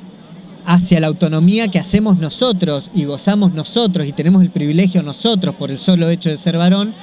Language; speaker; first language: Spanish; native; Spanish